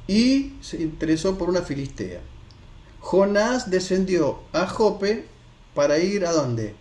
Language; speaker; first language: Spanish; native; Spanish